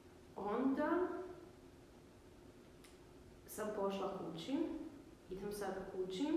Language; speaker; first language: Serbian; early bilingual, heritage; Serbian